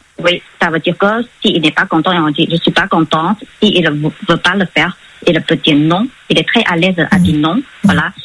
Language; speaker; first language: French; non-native, fluent; Chinese